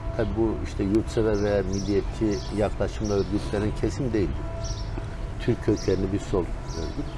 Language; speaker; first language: Turkish; non-native, local second language; Zaza